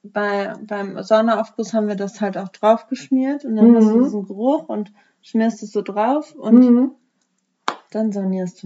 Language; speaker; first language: German; native; German